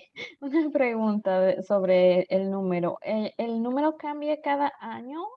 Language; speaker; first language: Spanish; early bilingual, other home language; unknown